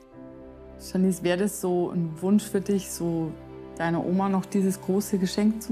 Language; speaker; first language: German; native; German